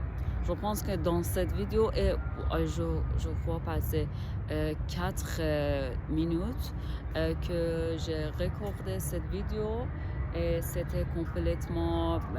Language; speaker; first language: French; non-native, learner; Persian